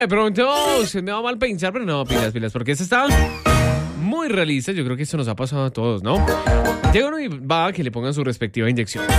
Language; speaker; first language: Spanish; native; Spanish